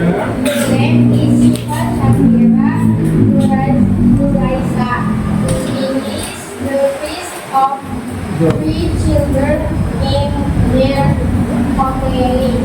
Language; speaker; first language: English; non-native, learner; Indonesian